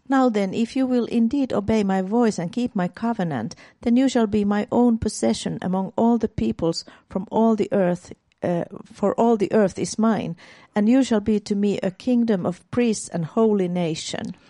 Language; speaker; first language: English; non-native, fluent; Finnish